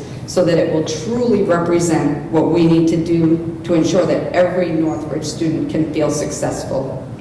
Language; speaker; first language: English; native; English